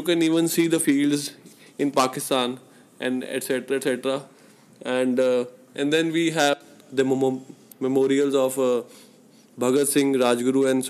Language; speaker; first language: English; non-native, local second language; Punjabi